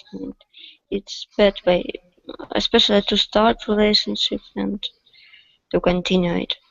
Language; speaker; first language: English; non-native, learner; Russian